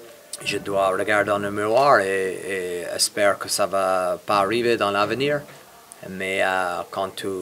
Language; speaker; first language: French; non-native, fluent; English